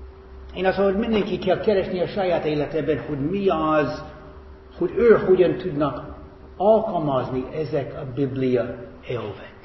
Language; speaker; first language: Hungarian; non-native, fluent; English